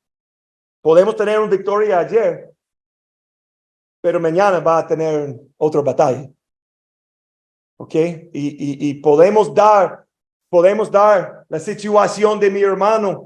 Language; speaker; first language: Spanish; non-native, fluent; English